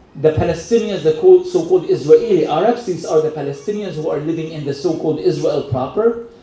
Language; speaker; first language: English; non-native, fluent; Arabic